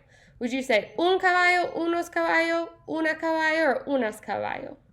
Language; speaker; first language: Spanish; non-native, learner; English